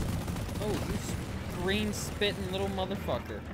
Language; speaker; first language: English; native; English